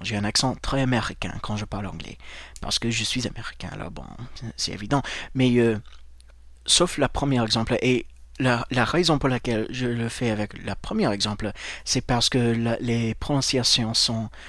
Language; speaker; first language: French; non-native, fluent; English